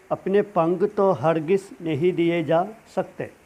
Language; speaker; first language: Hindi; non-native, local second language; Malayalam